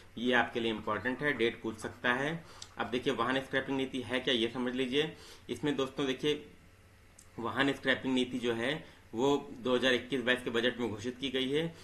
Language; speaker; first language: Hindi; native; Hindi